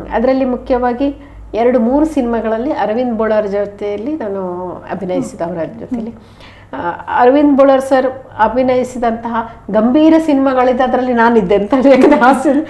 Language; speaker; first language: Kannada; non-native, local second language; Konkani